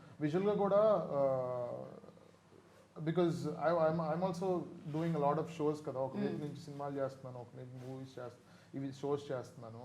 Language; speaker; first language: Telugu; native; Telugu